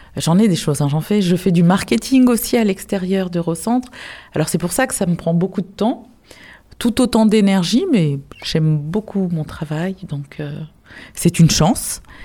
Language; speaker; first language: French; native; French